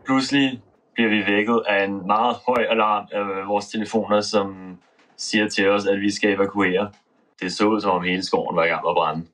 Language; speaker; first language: Danish; native; Danish